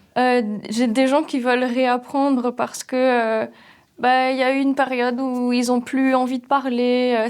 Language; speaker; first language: French; non-native, local second language; Swiss German